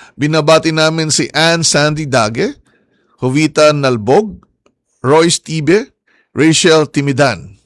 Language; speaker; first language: Filipino; native; Filipino